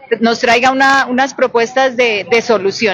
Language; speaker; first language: Spanish; native; Spanish